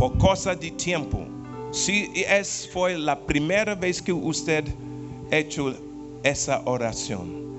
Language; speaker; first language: Spanish; non-native, learner; Portuguese